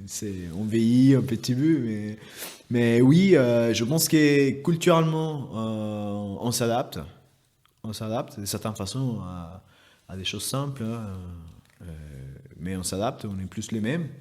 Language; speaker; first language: French; non-native, fluent; Spanish